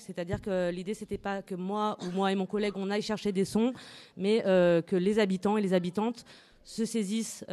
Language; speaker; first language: French; native; French